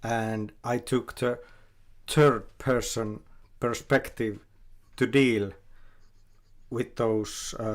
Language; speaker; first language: English; non-native, fluent; Finnish